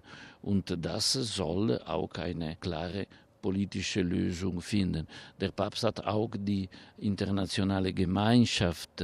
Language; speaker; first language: German; non-native, fluent; Italian